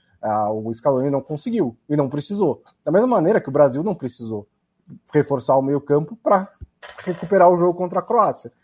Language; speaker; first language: Portuguese; native; Portuguese